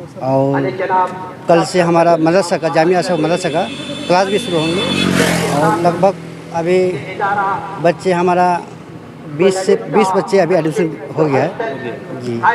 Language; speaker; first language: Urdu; non-native, local second language; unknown